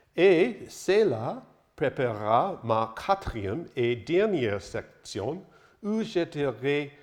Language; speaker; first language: French; non-native, learner; English